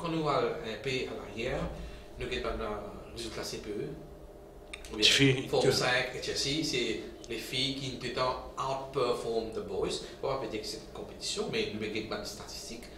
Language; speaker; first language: French; non-native, local second language; Morisyen